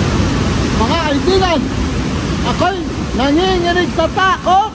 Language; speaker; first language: Filipino; native; Filipino